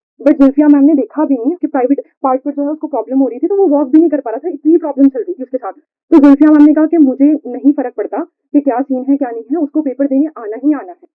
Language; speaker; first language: Hindi; native; Hindi